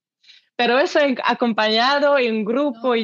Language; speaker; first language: Spanish; non-native, learner; French